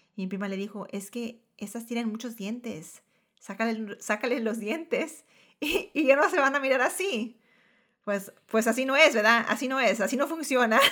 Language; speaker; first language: Spanish; early bilingual, heritage; Spanish